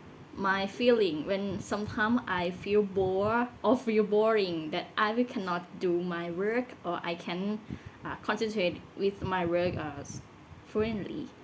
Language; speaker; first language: English; non-native, learner; Thai